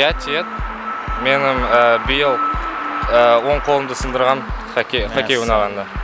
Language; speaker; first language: Kazakh; non-native, local second language; Russian